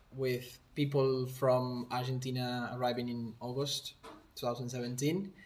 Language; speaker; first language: English; non-native, fluent; Spanish